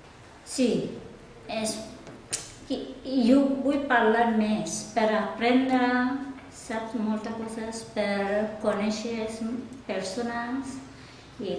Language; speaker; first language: Catalan; non-native, learner; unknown